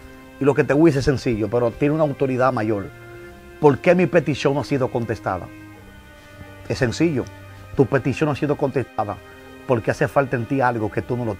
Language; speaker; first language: Spanish; native; Spanish